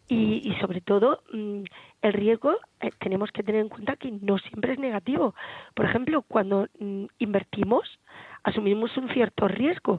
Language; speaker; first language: Spanish; native; Spanish